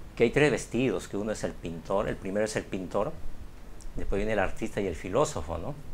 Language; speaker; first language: Spanish; native; Spanish